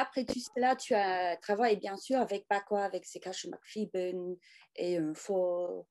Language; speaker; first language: French; non-native, fluent; English